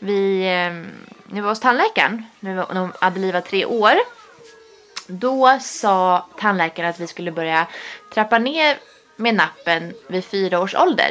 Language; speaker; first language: Swedish; native; Swedish